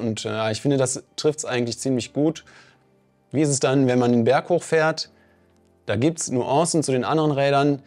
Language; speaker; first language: German; native; German